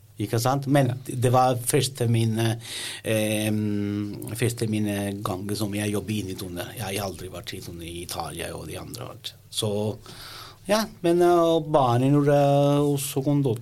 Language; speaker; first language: Norwegian; non-native, learner; Italian